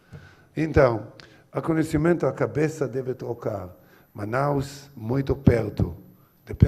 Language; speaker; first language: Portuguese; non-native, learner; Hebrew